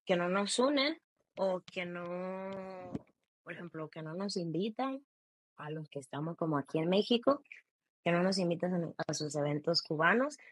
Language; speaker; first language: Spanish; native; Spanish